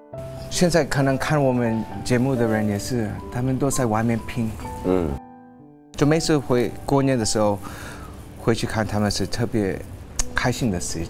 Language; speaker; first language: Chinese; early bilingual, heritage; Chinese